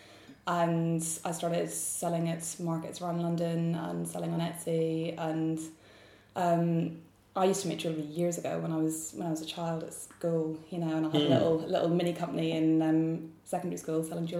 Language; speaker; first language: English; native; English